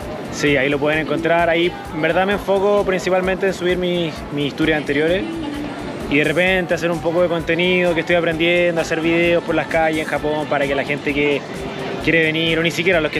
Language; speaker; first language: Spanish; native; Spanish